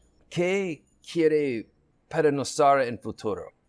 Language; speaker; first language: Spanish; non-native, learner; English